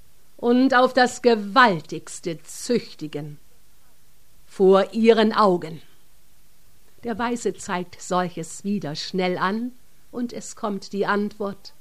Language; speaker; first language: German; native; German